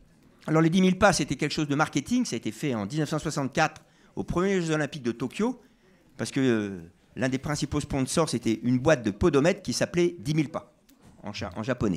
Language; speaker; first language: French; native; French